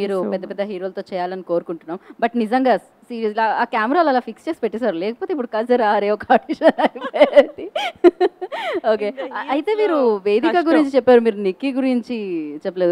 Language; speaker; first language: Telugu; native; Telugu